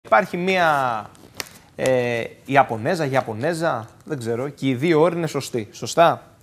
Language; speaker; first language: Greek; native; Greek